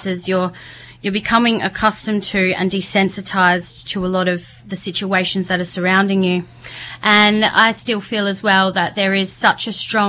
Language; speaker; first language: English; native; English